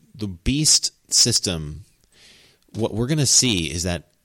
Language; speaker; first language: English; native; English